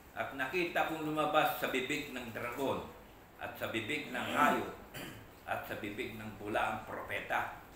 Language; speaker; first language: Filipino; non-native, local second language; Iloko